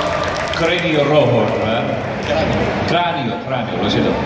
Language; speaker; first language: Spanish; non-native, learner; English